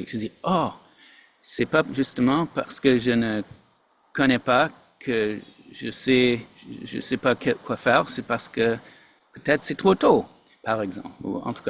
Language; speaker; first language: French; non-native, fluent; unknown